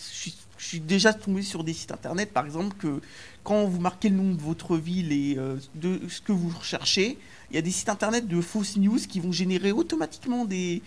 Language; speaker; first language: French; native; French